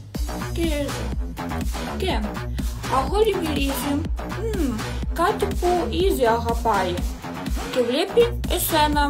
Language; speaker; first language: Greek; non-native, fluent; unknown